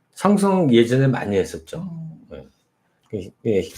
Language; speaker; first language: Korean; native; Korean